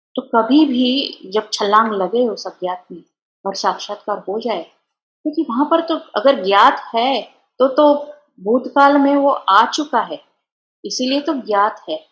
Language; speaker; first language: Hindi; non-native, local second language; Marathi